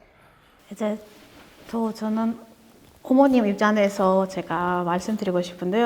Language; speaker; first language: Korean; non-native, learner; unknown